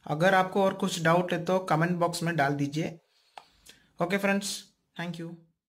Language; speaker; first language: Hindi; non-native, local second language; Malayalam